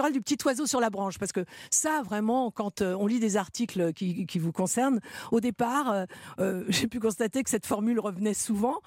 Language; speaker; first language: French; native; French